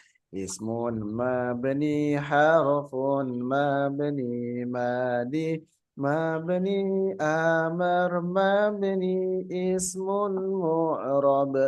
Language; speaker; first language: Arabic; non-native, fluent; Indonesian